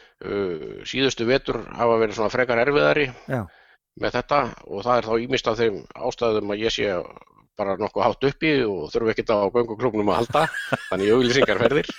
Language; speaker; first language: Icelandic; native; Icelandic